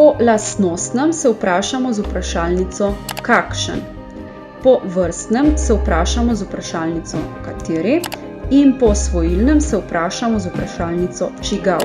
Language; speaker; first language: Slovenian; native; Slovenian